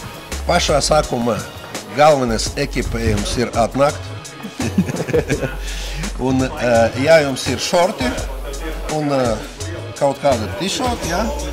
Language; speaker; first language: Latvian; non-native, local second language; Russian